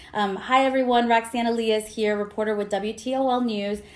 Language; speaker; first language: English; early bilingual, other home language; Spanish